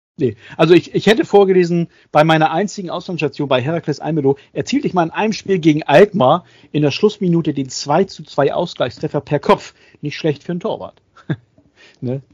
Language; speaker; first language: German; native; German